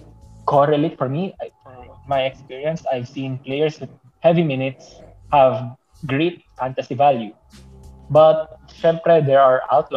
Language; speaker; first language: English; non-native, local second language; Bikol